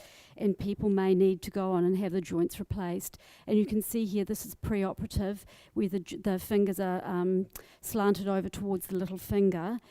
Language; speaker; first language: English; native; English